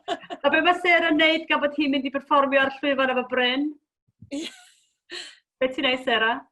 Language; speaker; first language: Welsh; native; Welsh